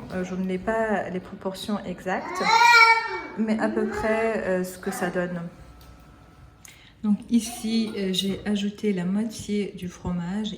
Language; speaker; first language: French; non-native, fluent; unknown